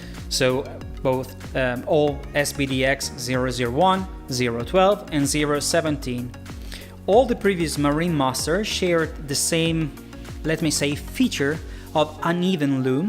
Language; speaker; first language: English; non-native, fluent; Italian